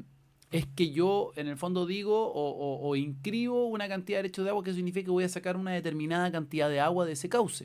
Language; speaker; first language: Spanish; native; Spanish